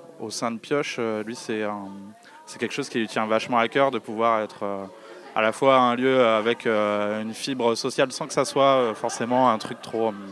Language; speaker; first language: French; native; French